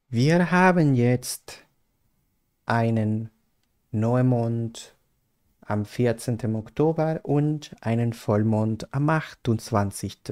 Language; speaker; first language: German; non-native, fluent; Spanish